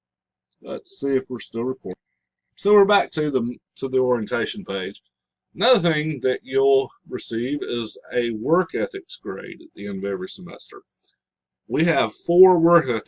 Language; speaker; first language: English; native; English